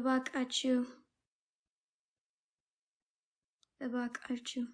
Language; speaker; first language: Amharic; non-native, learner; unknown